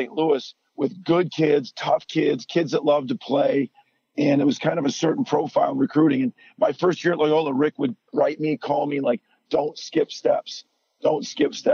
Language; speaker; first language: English; native; English